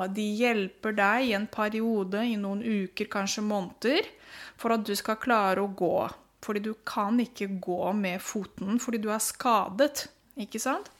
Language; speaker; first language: Norwegian; non-native, fluent; Romanian